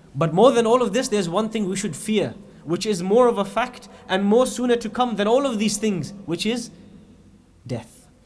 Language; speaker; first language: English; native; English